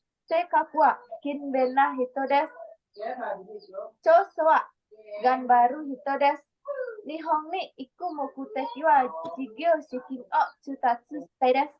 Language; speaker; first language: Japanese; non-native, learner; Indonesian